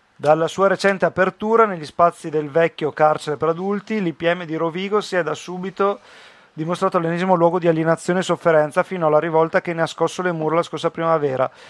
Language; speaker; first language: Italian; native; Italian